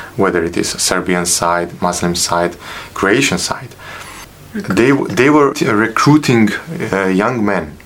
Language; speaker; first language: English; non-native, fluent; Bosnian